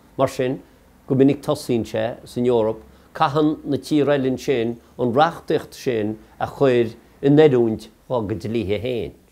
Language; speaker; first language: Irish; native; Irish